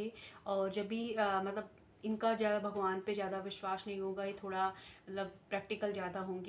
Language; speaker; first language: Hindi; native; Hindi